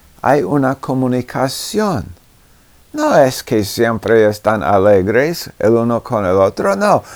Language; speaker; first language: Spanish; non-native, fluent; English